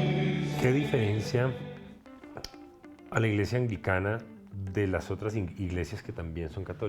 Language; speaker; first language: Spanish; native; Spanish